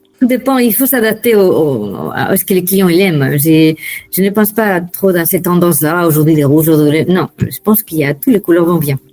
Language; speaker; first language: French; non-native, fluent; Spanish